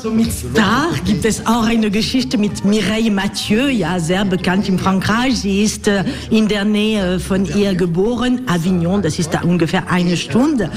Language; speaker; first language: German; non-native, fluent; French